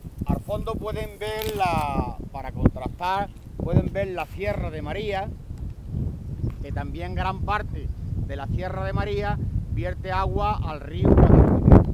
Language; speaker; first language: Spanish; native; Spanish